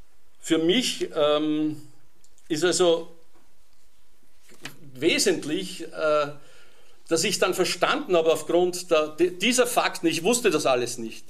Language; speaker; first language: German; native; German